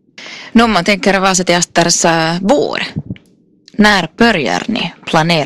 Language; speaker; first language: Swedish; non-native, fluent; Finnish